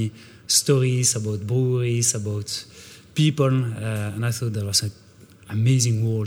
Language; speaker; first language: English; non-native, fluent; French